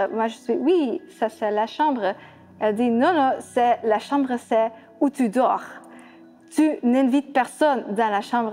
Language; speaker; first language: French; non-native, fluent; Dutch